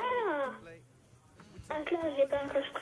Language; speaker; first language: French; early bilingual, other home language; Turkish